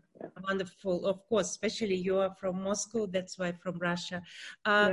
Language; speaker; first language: English; non-native, learner; Russian